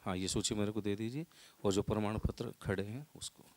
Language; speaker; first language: Hindi; native; Hindi